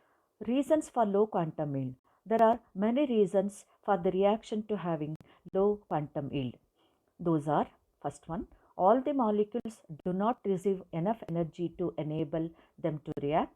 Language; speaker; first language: English; non-native, local second language; Kannada